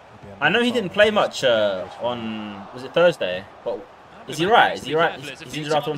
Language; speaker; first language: English; native; English